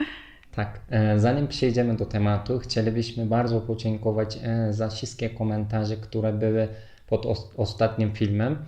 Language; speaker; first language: Polish; non-native, fluent; Turkish